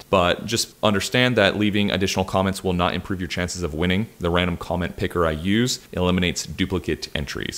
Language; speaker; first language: English; native; English